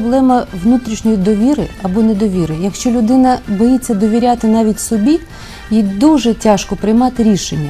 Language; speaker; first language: Ukrainian; non-native, local second language; Russian